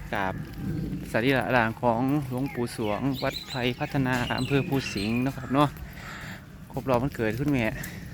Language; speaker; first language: Thai; native; Thai